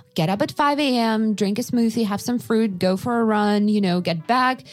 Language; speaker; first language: English; non-native, fluent; Russian